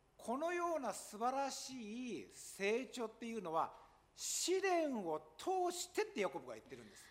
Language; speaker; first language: Japanese; non-native, fluent; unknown